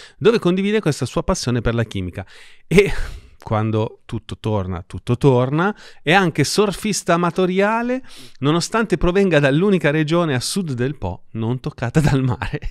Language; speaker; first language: Italian; native; Italian